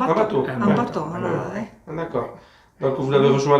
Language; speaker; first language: French; native; French